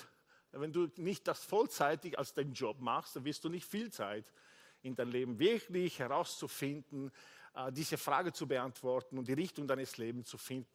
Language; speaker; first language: German; non-native, fluent; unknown